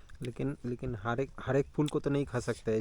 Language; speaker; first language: Hindi; non-native, local second language; Bangla